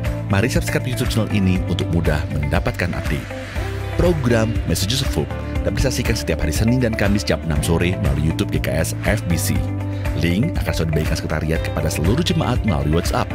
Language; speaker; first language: Indonesian; native; Indonesian